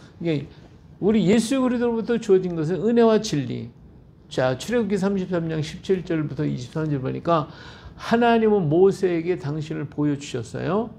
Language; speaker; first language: Korean; native; Korean